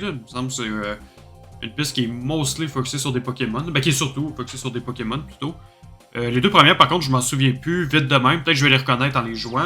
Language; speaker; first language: French; native; French